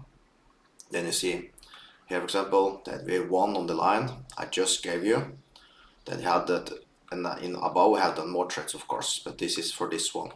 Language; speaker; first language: English; non-native, fluent; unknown